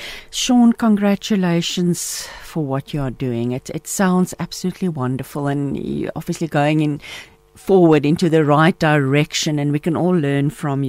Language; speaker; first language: English; non-native, local second language; Afrikaans